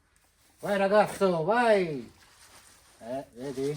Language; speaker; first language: Italian; native; Italian